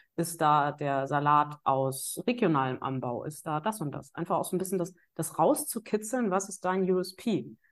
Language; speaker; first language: German; native; German